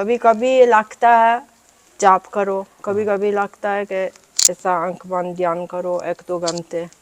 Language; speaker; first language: Hindi; non-native, learner; Italian